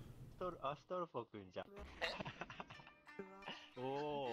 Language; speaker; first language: Japanese; native; Japanese